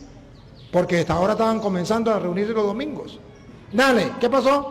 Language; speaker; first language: Spanish; native; Spanish